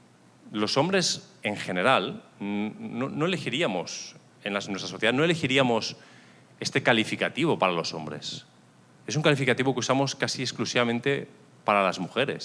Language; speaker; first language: Spanish; native; Spanish